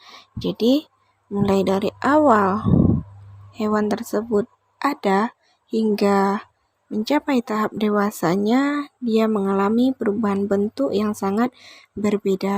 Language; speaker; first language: Indonesian; native; Indonesian